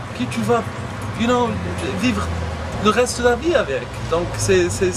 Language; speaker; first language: French; non-native, local second language; Arabic